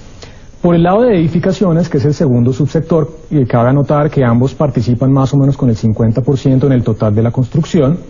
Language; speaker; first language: Spanish; native; Spanish